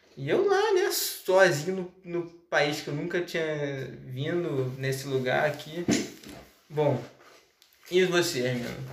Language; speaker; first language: Portuguese; native; Portuguese